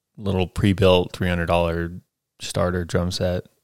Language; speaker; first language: English; native; English